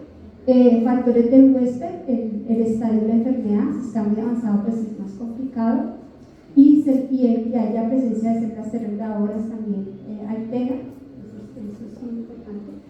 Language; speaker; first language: Spanish; native; Spanish